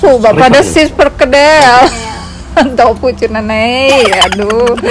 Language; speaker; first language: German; non-native, learner; Indonesian